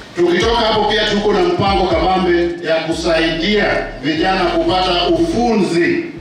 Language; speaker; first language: Swahili; non-native, local second language; Luo (Kenya and Tanzania)